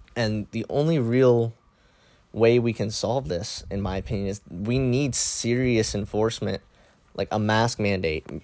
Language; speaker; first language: English; native; English